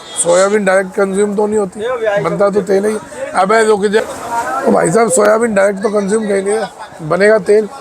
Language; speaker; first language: Hindi; native; Hindi